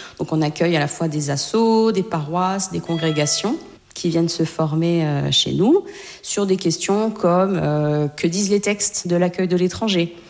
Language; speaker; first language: French; native; French